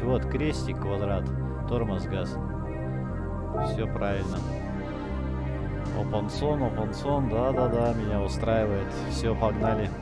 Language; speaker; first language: Russian; native; Russian